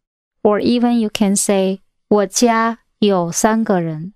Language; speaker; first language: Chinese; non-native, learner; English